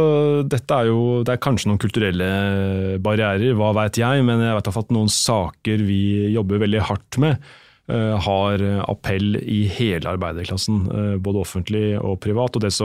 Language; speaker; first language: Norwegian; native; Norwegian